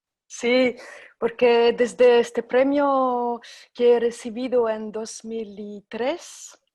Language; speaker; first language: Spanish; non-native, fluent; French